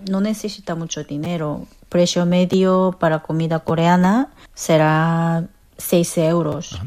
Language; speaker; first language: Spanish; non-native, fluent; Korean